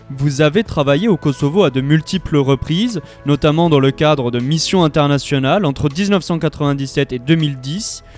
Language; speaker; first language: French; native; French